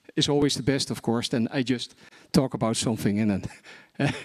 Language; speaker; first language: English; non-native, fluent; Dutch